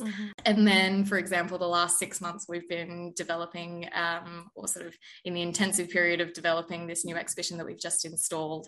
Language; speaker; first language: English; native; English